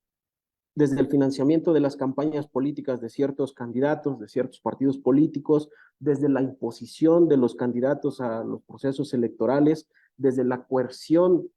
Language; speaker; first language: Spanish; native; Spanish